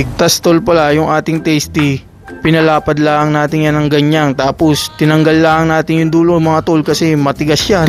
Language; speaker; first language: Filipino; native; Filipino